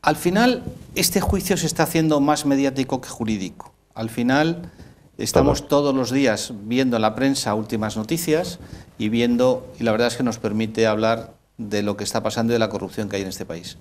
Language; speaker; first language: Spanish; native; Spanish